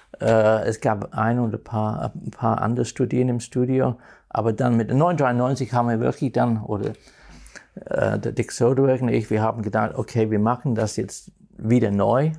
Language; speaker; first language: German; non-native, fluent; English